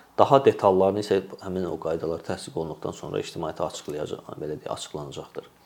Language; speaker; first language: Azerbaijani; native; Azerbaijani